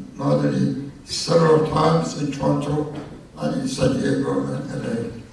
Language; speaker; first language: English; non-native, fluent; Persian